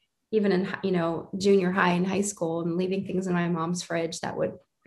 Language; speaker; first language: English; native; English